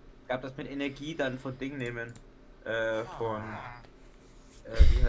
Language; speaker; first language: German; native; German